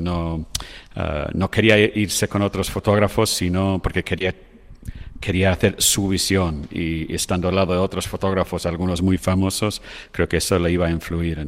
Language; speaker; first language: Spanish; non-native, fluent; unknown